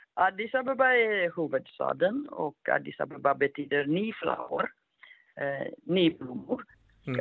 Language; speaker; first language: Swedish; non-native, fluent; Amharic